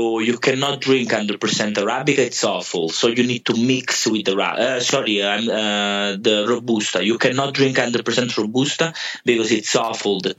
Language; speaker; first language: English; non-native, fluent; Italian